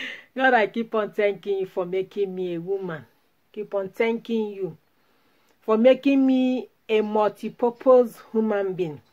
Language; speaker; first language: English; non-native, local second language; Igbo